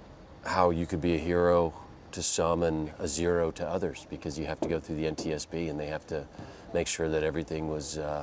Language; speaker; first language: English; native; English